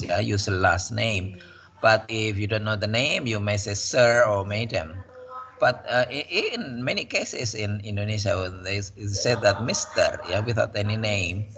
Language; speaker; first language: English; non-native, fluent; Indonesian